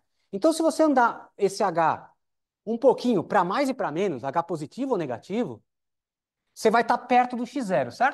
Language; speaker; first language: Portuguese; native; Portuguese